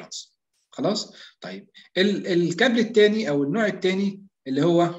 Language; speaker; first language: Arabic; native; Arabic